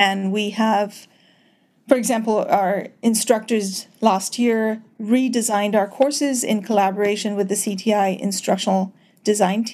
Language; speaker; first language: English; native; English